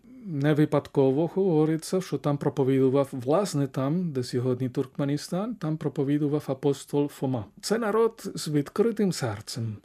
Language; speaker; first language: Ukrainian; non-native, fluent; Spanish